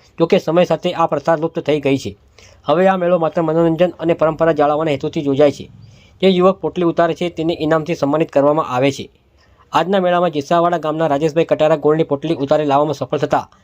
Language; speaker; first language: Gujarati; native; Gujarati